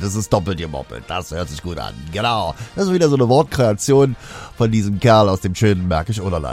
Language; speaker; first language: German; native; German